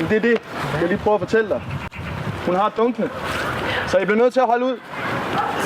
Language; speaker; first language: Danish; native; Danish